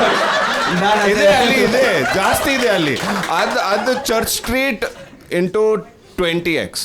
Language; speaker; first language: Kannada; non-native, learner; Punjabi